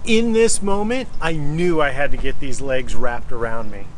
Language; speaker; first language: English; native; English